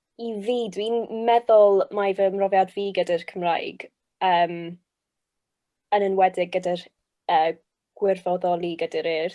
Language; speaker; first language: Welsh; non-native, local second language; English